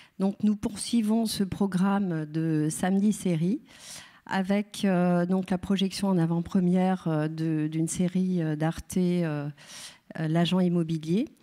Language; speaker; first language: French; native; French